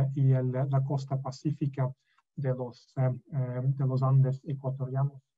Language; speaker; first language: Spanish; non-native, fluent; Dutch